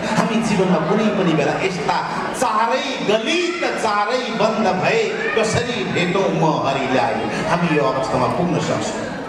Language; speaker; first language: Nepali; native; Nepali